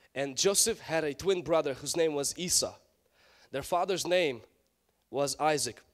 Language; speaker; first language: English; non-native, fluent; Ukrainian